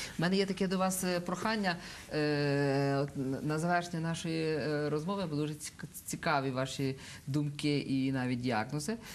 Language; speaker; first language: Ukrainian; native; Ukrainian